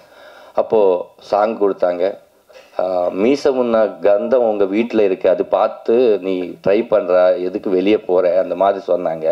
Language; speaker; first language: Tamil; non-native, learner; Telugu